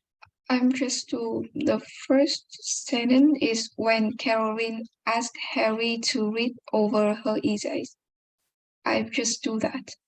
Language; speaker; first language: English; non-native, learner; Vietnamese